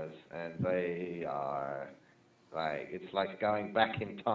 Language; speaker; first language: English; non-native, fluent; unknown